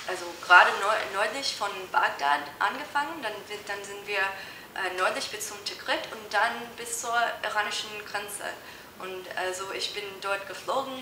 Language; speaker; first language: German; non-native, fluent; English